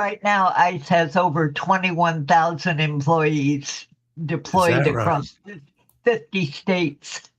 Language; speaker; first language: English; native; English